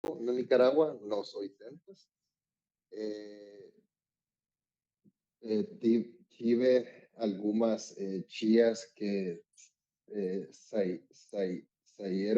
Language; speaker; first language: Portuguese; non-native, learner; Spanish